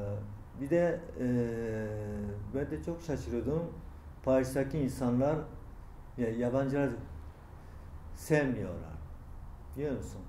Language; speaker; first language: Turkish; non-native, learner; Japanese